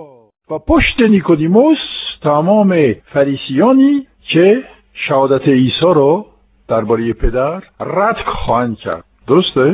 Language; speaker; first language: Persian; non-native, fluent; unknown